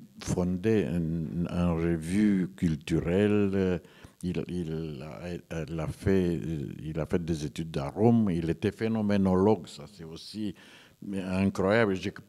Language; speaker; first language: French; non-native, fluent; Romanian